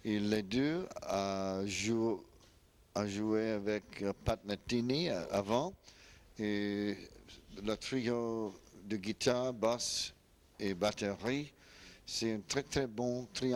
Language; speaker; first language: French; non-native, learner; English